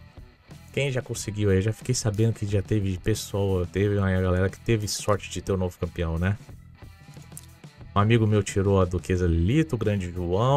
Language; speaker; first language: Portuguese; native; Portuguese